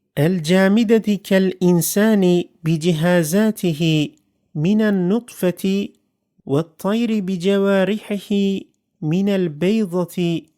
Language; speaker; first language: Arabic; non-native, fluent; Turkish